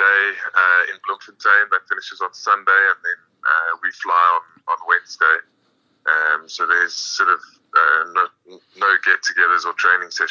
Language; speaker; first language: English; native; English